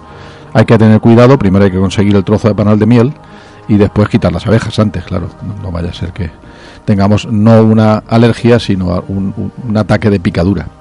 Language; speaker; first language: Spanish; native; Spanish